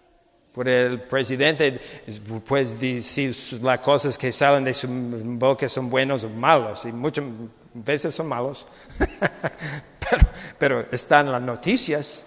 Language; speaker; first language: Spanish; non-native, fluent; English